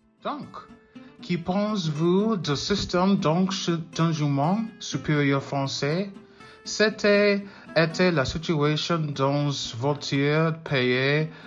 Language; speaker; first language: French; non-native, learner; English